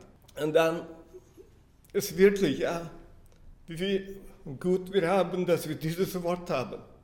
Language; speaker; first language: German; non-native, fluent; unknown